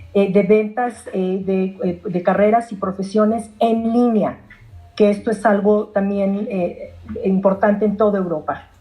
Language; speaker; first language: Spanish; non-native, fluent; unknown